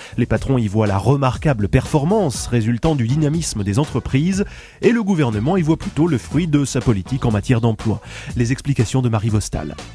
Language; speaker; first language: French; native; French